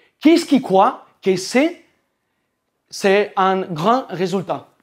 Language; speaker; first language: French; non-native, learner; Italian